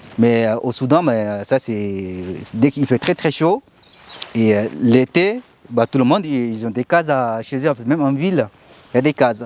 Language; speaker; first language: French; non-native, learner; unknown